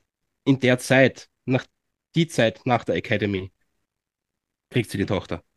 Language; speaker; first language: German; native; German